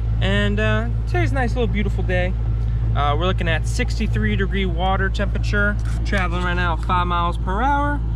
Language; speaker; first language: English; native; English